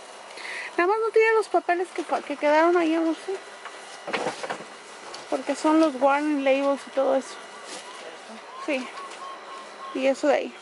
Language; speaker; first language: Spanish; native; Spanish